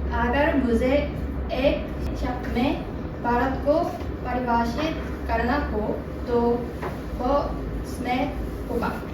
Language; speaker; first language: Hindi; non-native, learner; Korean